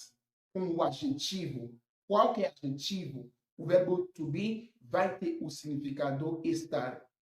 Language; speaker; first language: Portuguese; non-native, fluent; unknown